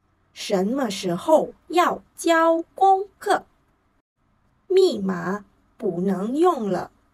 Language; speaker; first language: Chinese; non-native, learner; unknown